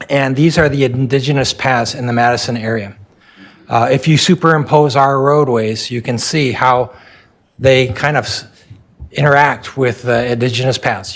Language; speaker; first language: English; native; English